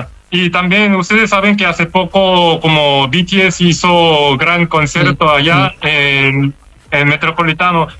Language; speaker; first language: Spanish; non-native, learner; Korean